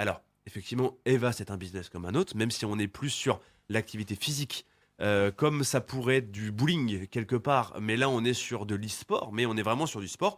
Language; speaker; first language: French; native; French